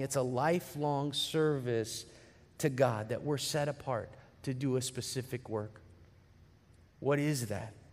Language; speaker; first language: English; native; English